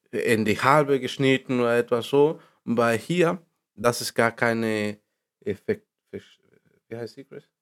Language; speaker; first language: German; non-native, learner; Spanish